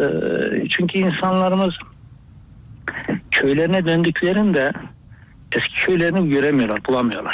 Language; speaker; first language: Turkish; native; Turkish